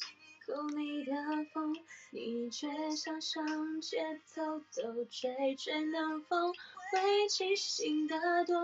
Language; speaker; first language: Chinese; native; Chinese